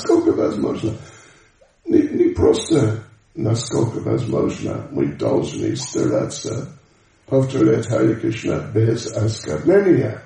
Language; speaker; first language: Russian; non-native, learner; English